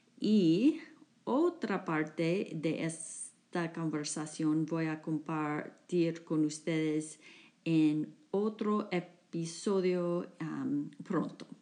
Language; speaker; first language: Spanish; non-native, fluent; English